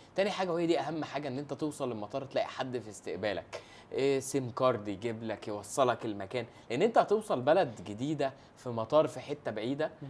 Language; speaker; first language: Egyptian Arabic; native; Egyptian Arabic